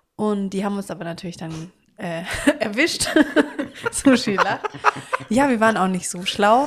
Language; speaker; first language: German; native; German